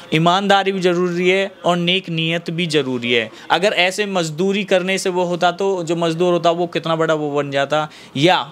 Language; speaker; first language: Hindi; native; Hindi